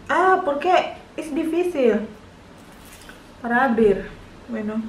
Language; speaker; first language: Spanish; non-native, learner; Indonesian